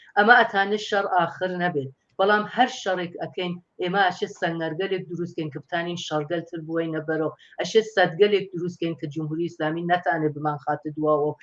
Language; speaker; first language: Central Kurdish; non-native, local second language; Persian